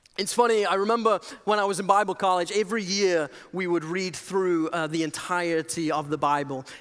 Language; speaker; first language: English; native; English